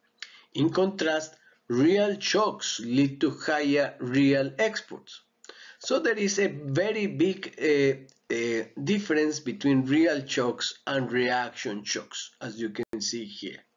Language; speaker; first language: English; non-native, fluent; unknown